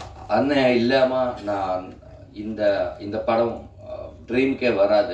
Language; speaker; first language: Tamil; non-native, learner; Telugu